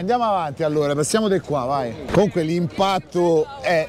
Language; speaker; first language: Italian; native; Italian